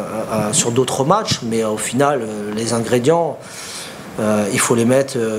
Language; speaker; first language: French; native; French